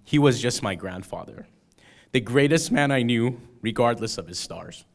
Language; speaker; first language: English; early bilingual, other home language; Persian